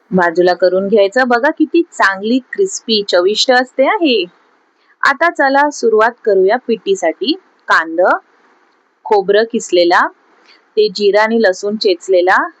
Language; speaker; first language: Marathi; non-native, local second language; Urdu